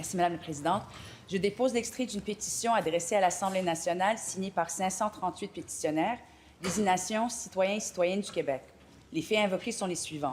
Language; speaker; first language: French; native; French